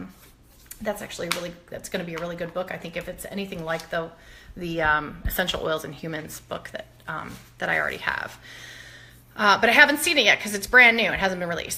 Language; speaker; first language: English; native; English